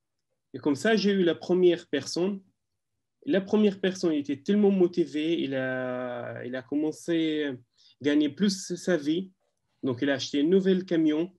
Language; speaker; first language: French; non-native, learner; Arabic